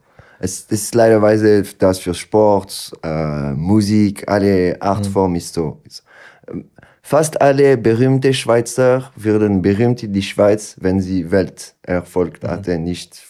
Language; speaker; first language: German; non-native, local second language; French